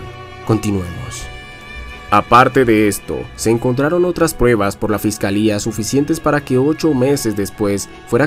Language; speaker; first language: Spanish; native; Spanish